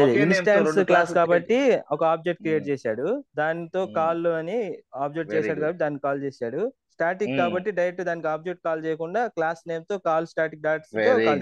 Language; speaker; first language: Telugu; native; Telugu